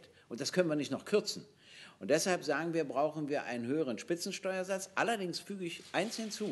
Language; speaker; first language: German; native; German